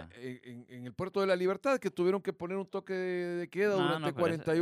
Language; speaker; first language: Spanish; native; Spanish